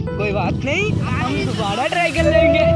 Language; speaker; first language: Hindi; non-native, local second language; Bangla